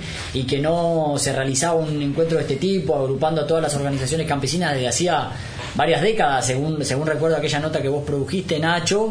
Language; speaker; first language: Spanish; native; Spanish